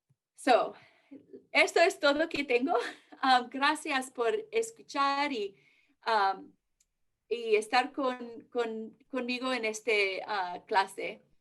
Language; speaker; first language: Spanish; early bilingual, heritage; English